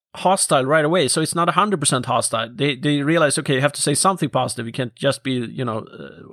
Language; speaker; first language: English; non-native, fluent; Swedish